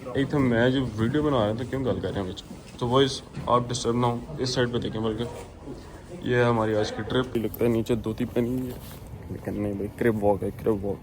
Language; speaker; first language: Urdu; native; Urdu